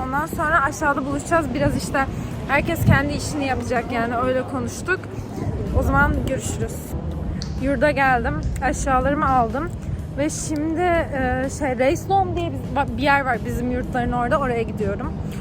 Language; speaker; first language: Turkish; native; Turkish